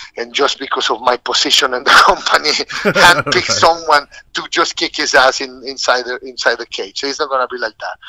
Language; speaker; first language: English; non-native, fluent; Spanish